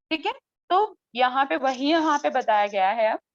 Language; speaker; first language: Hindi; non-native, local second language; Marathi